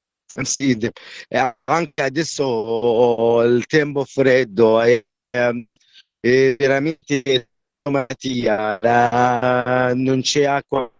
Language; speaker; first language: Italian; non-native, learner; Arabic